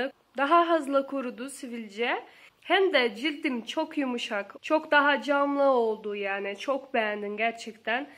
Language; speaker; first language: Turkish; non-native, learner; Portuguese